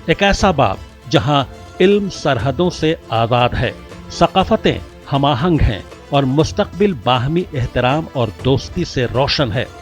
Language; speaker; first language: Hindi; native; Hindi